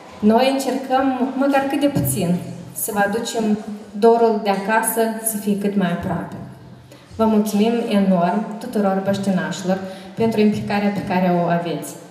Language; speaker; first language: Romanian; native; Romanian